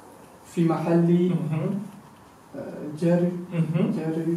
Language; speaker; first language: Arabic; non-native, learner; French